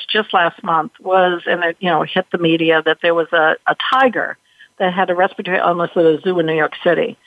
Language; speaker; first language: English; native; English